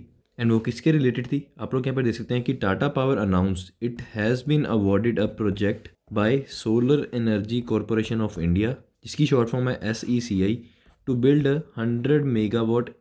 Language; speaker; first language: Hindi; native; Hindi